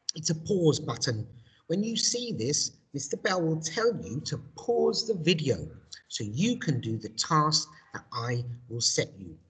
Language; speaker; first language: English; native; English